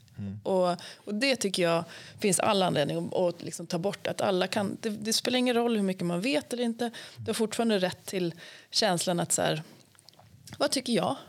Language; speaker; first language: Swedish; native; Swedish